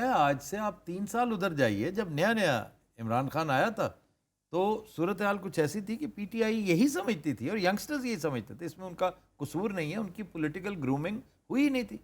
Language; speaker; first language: Urdu; non-native, local second language; Punjabi